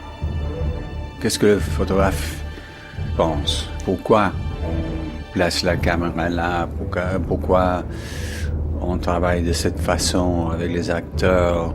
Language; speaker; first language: French; non-native, fluent; English